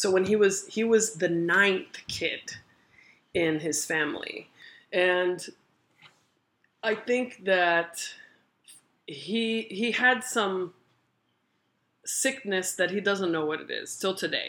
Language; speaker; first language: English; early bilingual, other home language; Portuguese